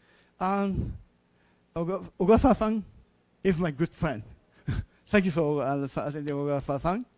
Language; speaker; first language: English; non-native, learner; Japanese